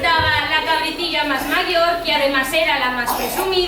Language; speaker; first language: Spanish; native; Spanish